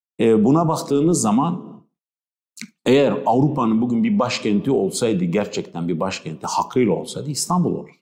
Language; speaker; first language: Turkish; non-native, local second language; Kurdish